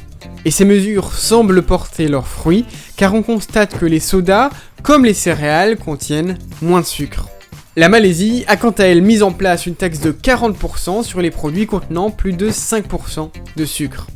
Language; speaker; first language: French; native; French